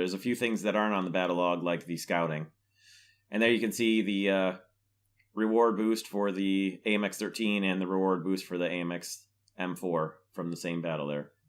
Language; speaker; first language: English; native; English